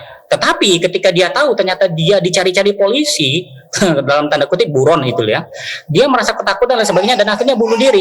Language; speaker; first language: Indonesian; native; Indonesian